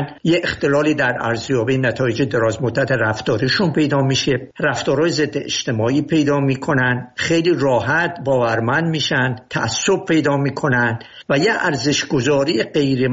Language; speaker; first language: Persian; native; Persian